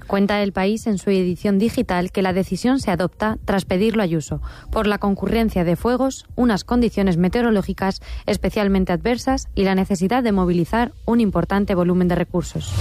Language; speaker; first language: Spanish; native; Spanish